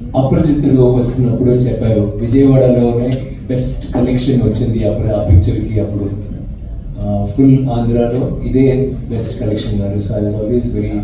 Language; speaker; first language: Telugu; non-native, learner; Tamil